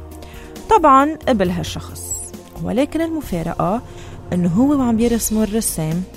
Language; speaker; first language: Arabic; native; Arabic